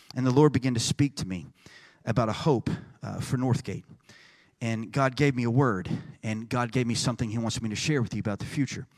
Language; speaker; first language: English; native; English